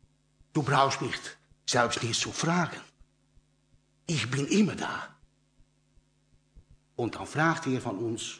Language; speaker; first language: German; non-native, learner; Dutch